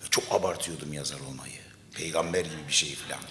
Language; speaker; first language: Turkish; native; Turkish